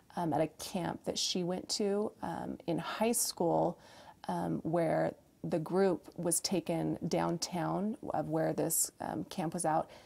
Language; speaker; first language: English; native; English